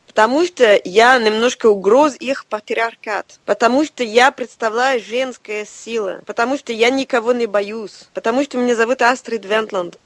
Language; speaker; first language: Russian; non-native, fluent; French